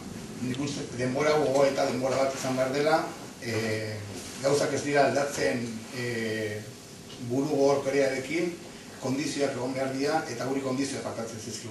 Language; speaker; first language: Basque; native; Basque